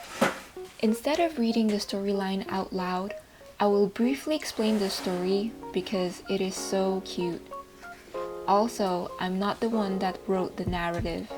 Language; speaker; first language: English; non-native, local second language; French